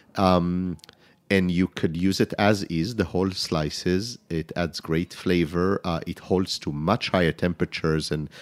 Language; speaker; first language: English; non-native, fluent; Hebrew